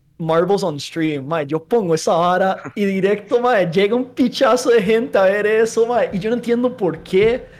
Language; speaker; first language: Spanish; early bilingual, other home language; English